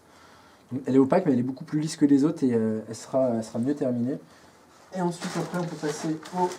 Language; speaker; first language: French; native; French